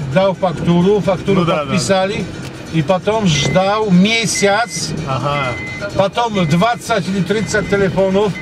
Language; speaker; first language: Russian; non-native, learner; Polish